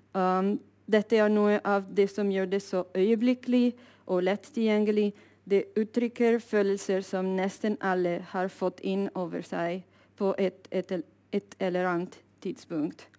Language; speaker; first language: Norwegian; non-native, fluent; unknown